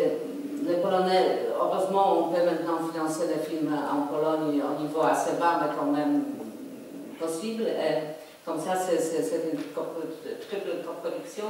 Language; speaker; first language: French; non-native, fluent; Polish